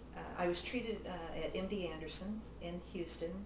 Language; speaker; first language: English; native; English